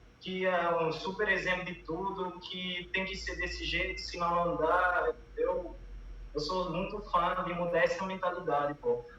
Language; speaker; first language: Portuguese; non-native, local second language; Kabuverdianu